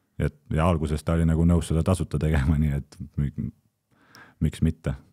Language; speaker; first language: Estonian; native; Estonian